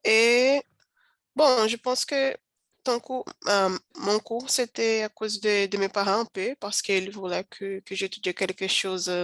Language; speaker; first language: French; non-native, learner; Portuguese